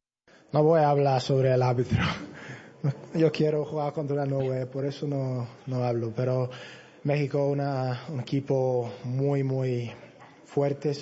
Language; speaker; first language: Spanish; non-native, learner; English